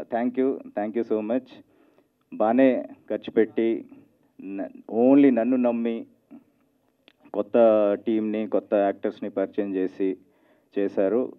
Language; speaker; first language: Telugu; native; Telugu